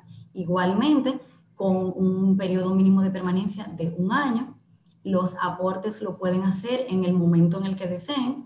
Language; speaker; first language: Spanish; native; Spanish